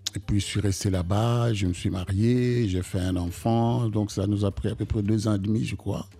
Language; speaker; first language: French; non-native, local second language; Kongo